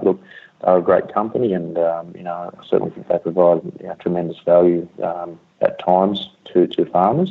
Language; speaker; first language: English; native; English